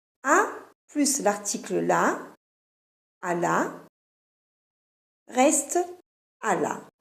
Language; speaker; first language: French; non-native, fluent; Italian